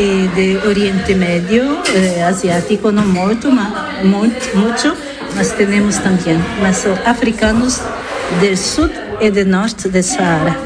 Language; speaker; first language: Spanish; non-native, learner; French